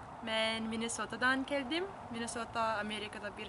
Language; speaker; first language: Kyrgyz; non-native, learner; English